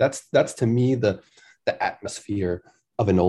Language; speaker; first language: English; native; English